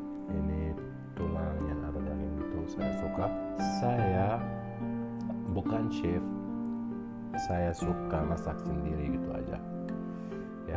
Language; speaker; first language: Indonesian; non-native, learner; Arabic